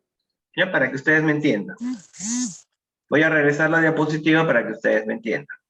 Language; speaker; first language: Spanish; native; Spanish